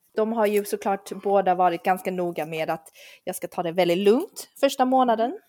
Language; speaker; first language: Swedish; native; Swedish